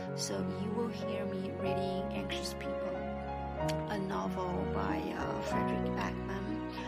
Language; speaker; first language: English; non-native, fluent; Chinese